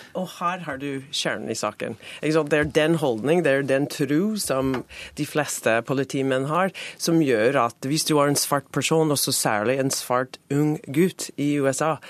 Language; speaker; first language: Norwegian; non-native, fluent; English